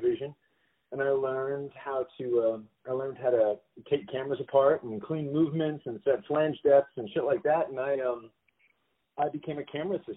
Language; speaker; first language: English; native; English